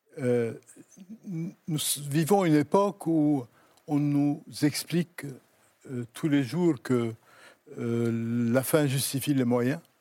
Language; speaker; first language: French; non-native, local second language; Arabic